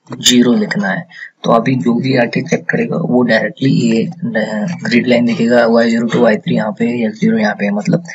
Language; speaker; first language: Hindi; native; Hindi